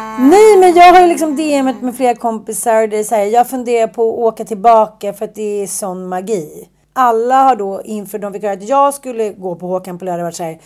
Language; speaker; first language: Swedish; native; Swedish